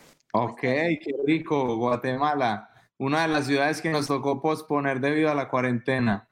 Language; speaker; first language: Spanish; native; Spanish